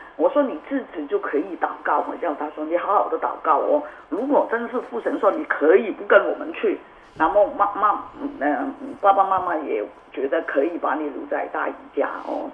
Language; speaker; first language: Chinese; non-native, local second language; Cantonese